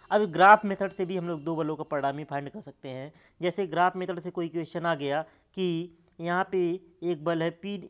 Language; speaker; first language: Hindi; native; Hindi